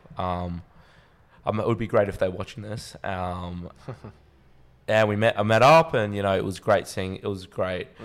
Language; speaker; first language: English; native; English